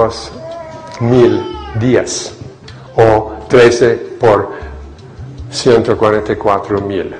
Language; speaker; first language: Spanish; non-native, fluent; English